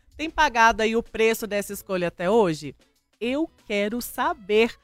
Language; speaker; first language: Portuguese; native; Portuguese